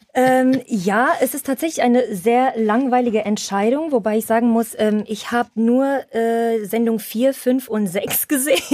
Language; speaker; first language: German; early bilingual, heritage; Polish